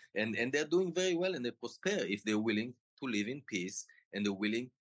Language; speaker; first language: English; non-native, fluent; Hebrew